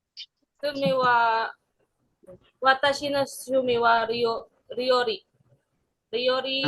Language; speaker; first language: Japanese; non-native, learner; Filipino